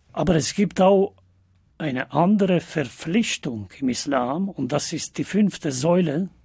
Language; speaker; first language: German; non-native, fluent; Albanian